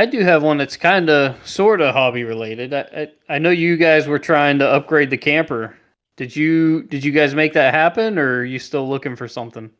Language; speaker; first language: English; native; English